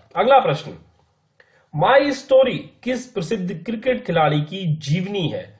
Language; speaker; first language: Hindi; native; Hindi